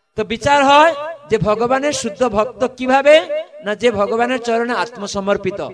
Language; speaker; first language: Bangla; non-native, fluent; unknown